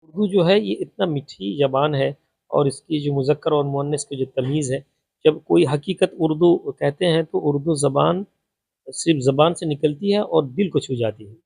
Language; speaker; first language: Urdu; non-native, local second language; Bangla